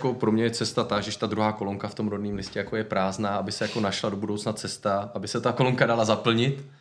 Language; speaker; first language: Czech; native; Czech